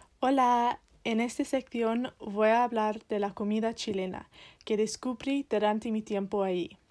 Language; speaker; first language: Spanish; non-native, fluent; English